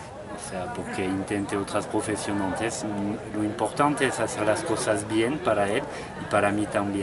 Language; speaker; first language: Spanish; non-native, fluent; French